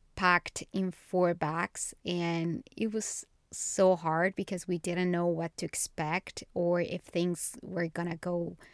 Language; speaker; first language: English; non-native, fluent; Spanish